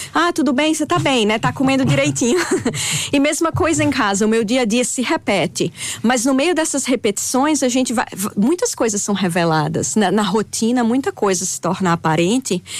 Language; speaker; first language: Portuguese; native; Portuguese